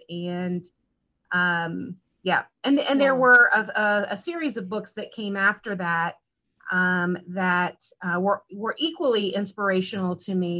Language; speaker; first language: English; native; English